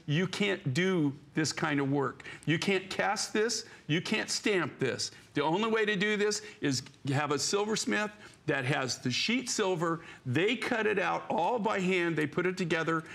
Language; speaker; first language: English; native; English